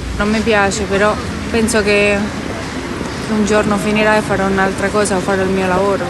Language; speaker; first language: Italian; non-native, fluent; Spanish